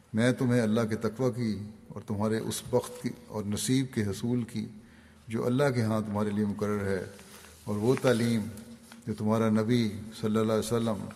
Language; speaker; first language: Urdu; native; Urdu